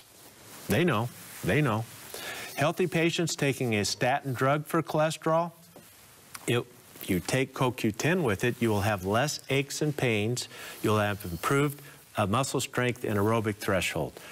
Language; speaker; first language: English; native; English